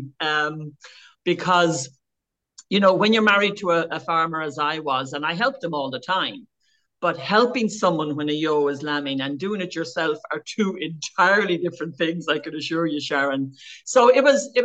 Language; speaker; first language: English; native; English